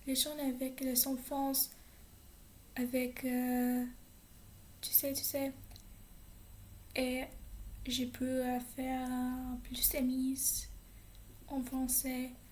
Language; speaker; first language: French; non-native, learner; English